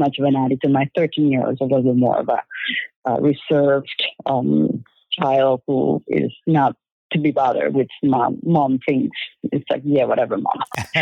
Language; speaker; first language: English; non-native, fluent; Spanish